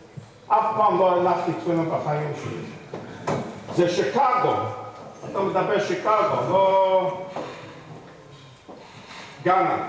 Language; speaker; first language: Hebrew; non-native, fluent; English